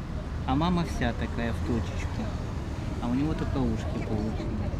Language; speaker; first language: Russian; native; Russian